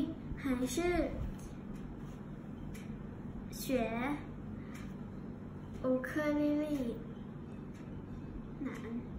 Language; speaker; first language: Chinese; non-native, learner; Thai